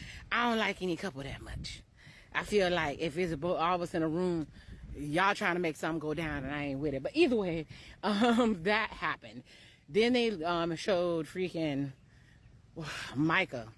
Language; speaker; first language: English; native; English